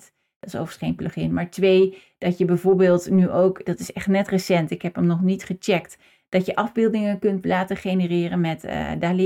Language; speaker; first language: Dutch; native; Dutch